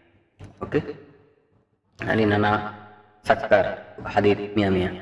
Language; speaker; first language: Arabic; non-native, learner; Bangla